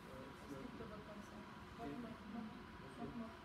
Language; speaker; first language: German; early bilingual, other home language; Russian